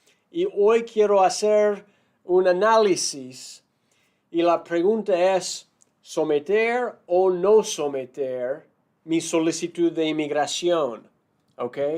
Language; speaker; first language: Spanish; non-native, fluent; English